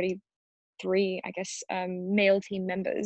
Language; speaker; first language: English; early bilingual, other home language; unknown